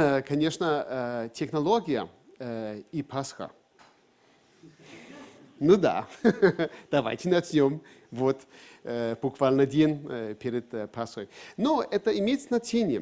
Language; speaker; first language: Russian; non-native, fluent; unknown